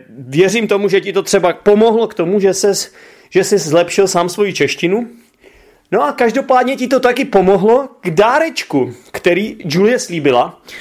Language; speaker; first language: Czech; native; Czech